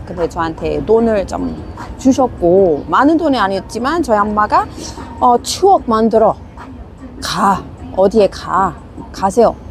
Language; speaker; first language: Korean; non-native, fluent; English